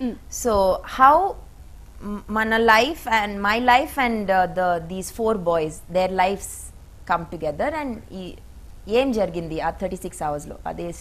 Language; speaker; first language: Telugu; non-native, learner; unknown